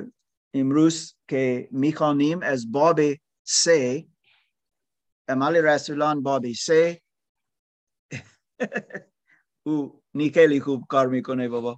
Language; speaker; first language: Persian; non-native, learner; English